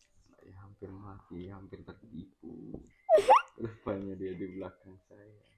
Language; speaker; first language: Indonesian; native; Indonesian